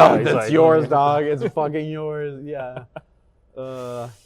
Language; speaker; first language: English; native; English